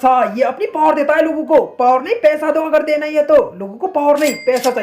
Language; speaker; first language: Hindi; native; Hindi